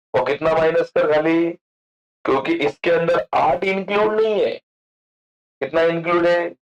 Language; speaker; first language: Hindi; non-native, local second language; Marathi